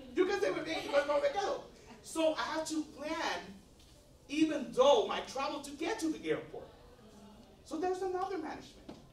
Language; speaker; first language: English; non-native, fluent; Spanish